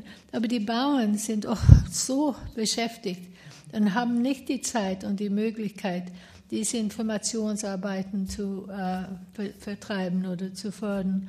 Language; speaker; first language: German; non-native, fluent; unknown